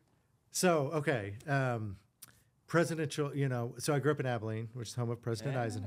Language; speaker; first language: English; native; English